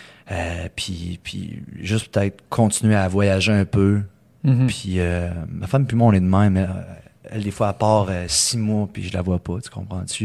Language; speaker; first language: French; early bilingual, heritage; French